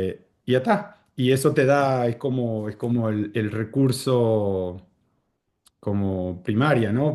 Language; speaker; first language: Spanish; early bilingual, heritage; Spanish